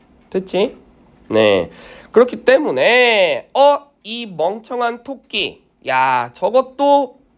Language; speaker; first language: Korean; native; Korean